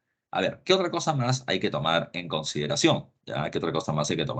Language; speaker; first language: Spanish; native; Spanish